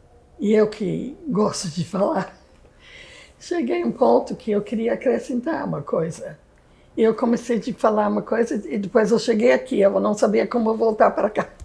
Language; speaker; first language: Portuguese; non-native, fluent; English